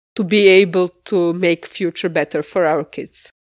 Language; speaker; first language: English; non-native, fluent; Serbian